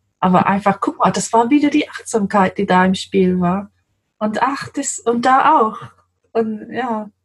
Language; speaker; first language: German; non-native, fluent; English